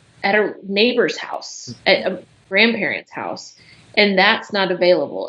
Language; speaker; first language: English; native; English